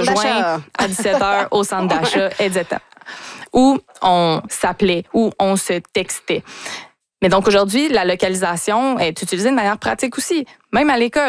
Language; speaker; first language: French; native; French